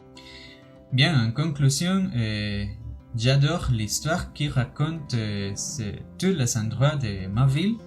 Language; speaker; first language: French; non-native, learner; Spanish